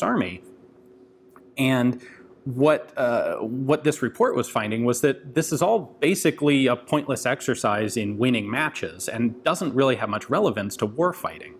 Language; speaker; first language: English; native; English